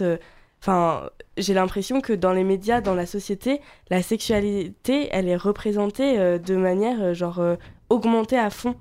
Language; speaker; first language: French; native; French